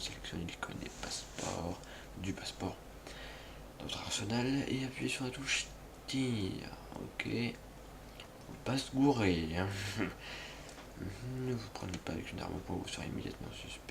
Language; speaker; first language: French; native; French